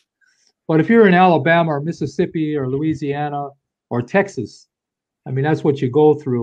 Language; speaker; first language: English; native; English